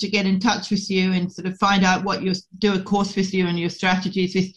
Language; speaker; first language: English; native; English